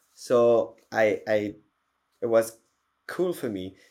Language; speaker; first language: English; non-native, fluent; French